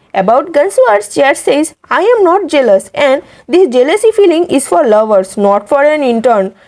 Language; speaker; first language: English; non-native, local second language; Hindi